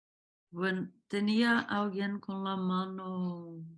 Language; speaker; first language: Spanish; non-native, fluent; Portuguese